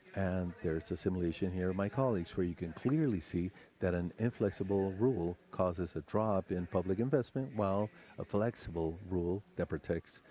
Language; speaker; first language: English; non-native, fluent; Spanish